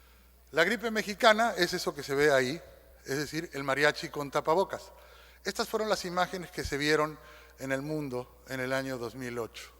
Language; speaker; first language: Spanish; native; Spanish